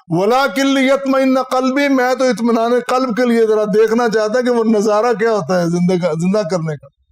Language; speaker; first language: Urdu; non-native, local second language; Punjabi